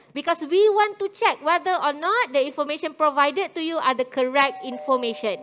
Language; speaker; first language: English; non-native, local second language; Malay